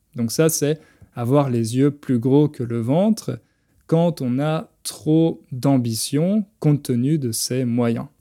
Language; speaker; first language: French; native; French